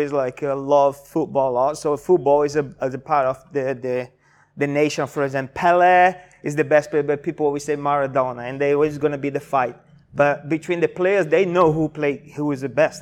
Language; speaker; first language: English; non-native, fluent; Portuguese